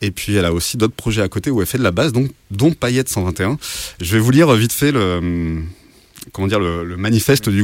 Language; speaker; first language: French; native; French